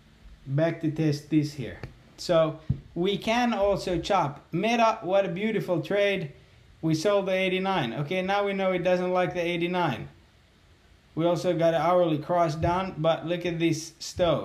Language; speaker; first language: English; native; English